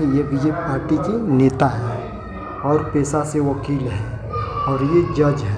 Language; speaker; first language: Hindi; native; Hindi